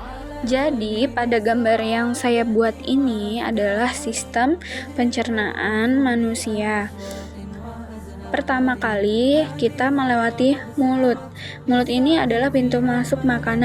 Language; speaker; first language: Indonesian; native; Indonesian